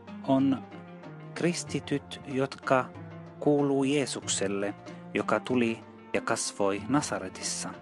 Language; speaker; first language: Finnish; non-native, fluent; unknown